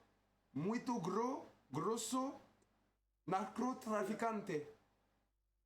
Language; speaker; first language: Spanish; non-native, learner; French